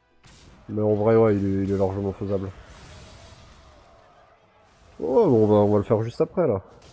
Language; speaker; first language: French; native; French